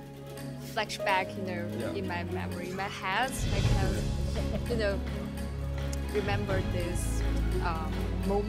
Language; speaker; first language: English; non-native, fluent; Chinese